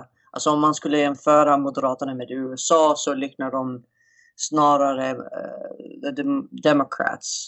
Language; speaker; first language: Swedish; non-native, fluent; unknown